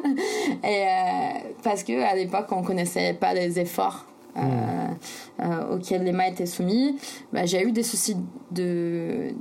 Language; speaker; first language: French; non-native, fluent; Portuguese